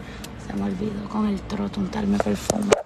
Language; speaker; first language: Spanish; native; Spanish